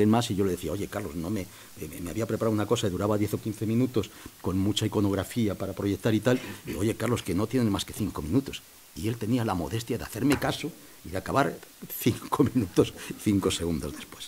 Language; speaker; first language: Spanish; native; Spanish